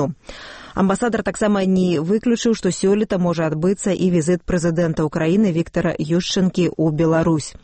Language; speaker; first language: Belarusian; native; Belarusian